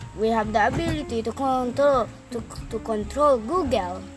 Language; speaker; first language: English; non-native, fluent; Arabic